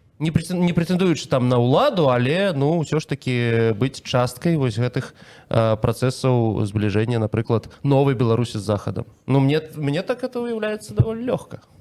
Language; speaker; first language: Belarusian; non-native, local second language; Russian